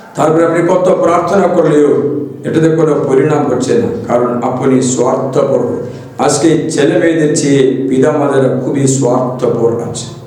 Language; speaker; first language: Bangla; non-native, fluent; Malayalam